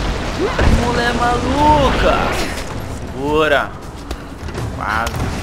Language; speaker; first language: Portuguese; native; Portuguese